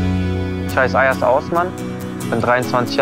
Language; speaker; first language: German; early bilingual, other home language; Kurdish